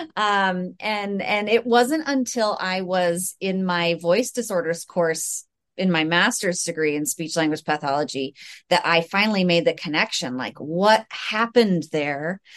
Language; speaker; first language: English; native; English